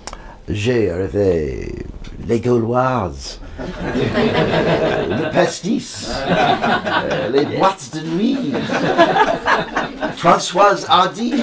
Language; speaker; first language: French; non-native, learner; English